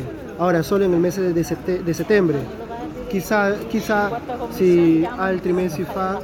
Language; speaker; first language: Italian; non-native, learner; Spanish